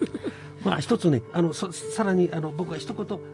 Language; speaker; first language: Japanese; native; Japanese